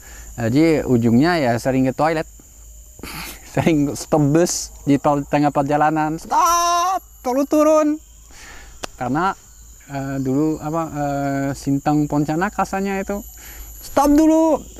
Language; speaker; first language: Indonesian; non-native, fluent; French